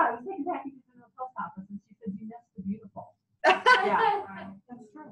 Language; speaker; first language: English; native; English